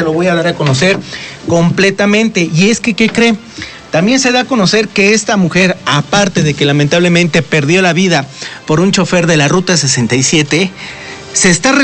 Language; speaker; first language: Spanish; native; Spanish